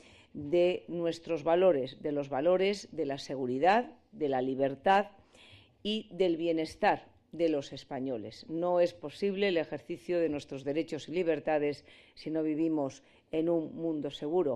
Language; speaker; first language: Spanish; native; Spanish